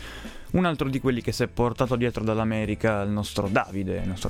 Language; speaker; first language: Italian; native; Italian